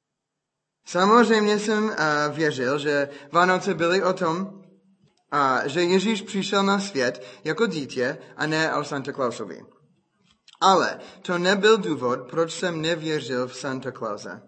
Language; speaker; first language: Czech; non-native, fluent; English